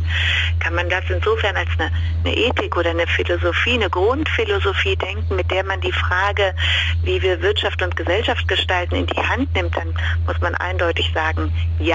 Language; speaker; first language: German; native; German